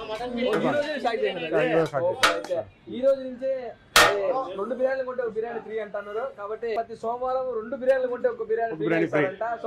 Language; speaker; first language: Telugu; native; Telugu